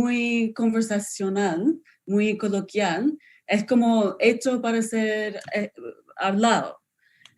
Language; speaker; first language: Spanish; non-native, fluent; English